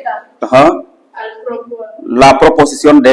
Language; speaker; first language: Spanish; non-native, fluent; Serer